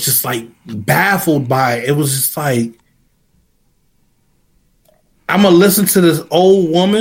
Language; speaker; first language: English; native; English